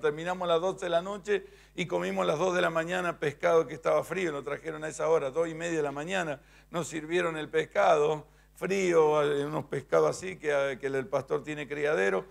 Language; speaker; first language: Spanish; native; Spanish